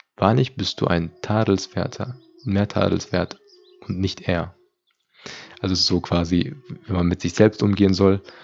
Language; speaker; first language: German; early bilingual, other home language; Turkish